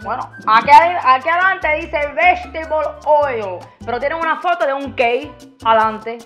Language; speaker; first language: Spanish; early bilingual, heritage; Spanish